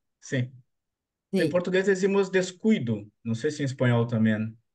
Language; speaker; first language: Spanish; non-native, learner; Portuguese